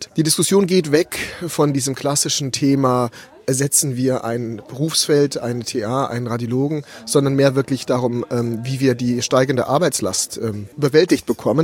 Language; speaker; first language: German; native; German